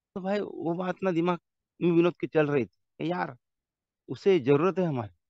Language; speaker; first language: Hindi; non-native, local second language; Marathi